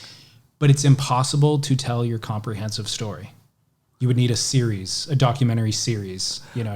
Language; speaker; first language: English; native; English